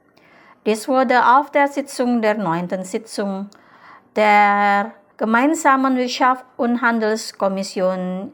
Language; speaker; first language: German; non-native, fluent; Indonesian